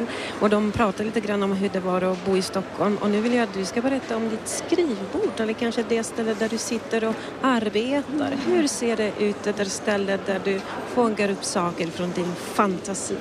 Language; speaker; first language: Swedish; non-native, fluent; Polish